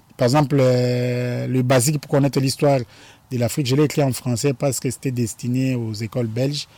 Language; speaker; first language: French; non-native, local second language; Lingala